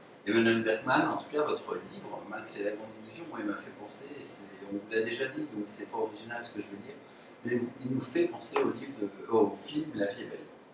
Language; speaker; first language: French; native; French